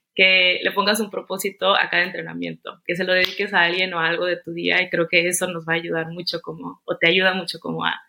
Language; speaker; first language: Spanish; native; Spanish